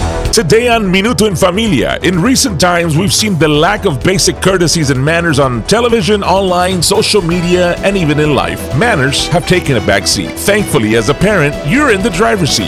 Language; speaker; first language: English; early bilingual, other home language; Spanish